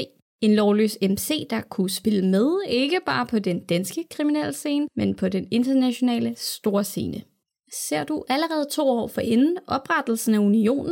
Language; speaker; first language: Danish; native; Danish